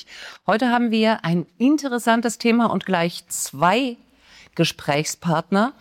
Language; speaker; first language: German; native; German